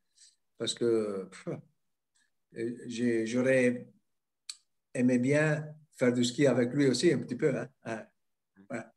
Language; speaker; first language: French; non-native, fluent; Italian